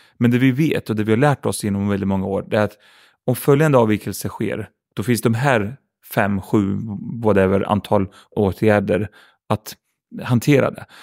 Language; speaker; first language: Swedish; early bilingual, other home language; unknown